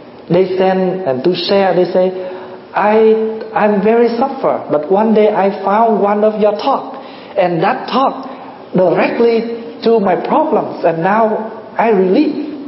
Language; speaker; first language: English; non-native, fluent; Vietnamese